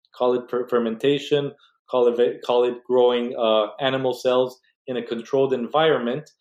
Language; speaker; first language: English; non-native, fluent; Spanish